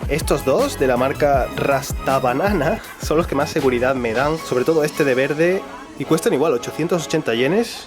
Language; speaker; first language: Spanish; native; Spanish